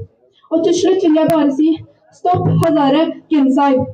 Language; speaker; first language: Norwegian; early bilingual, other home language; Persian